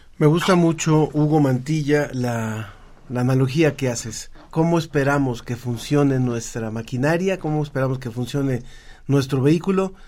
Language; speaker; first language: Spanish; native; Spanish